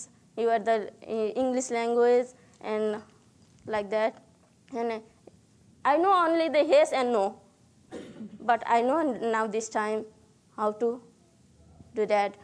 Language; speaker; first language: English; non-native, learner; Nepali